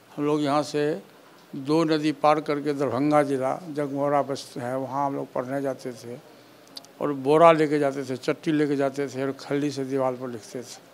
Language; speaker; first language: Hindi; native; Hindi